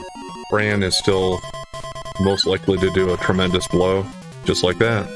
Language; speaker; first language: English; native; English